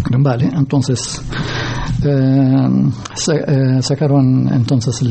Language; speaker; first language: Spanish; non-native, learner; Arabic